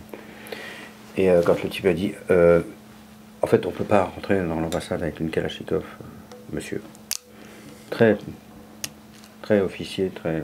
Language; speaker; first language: French; native; French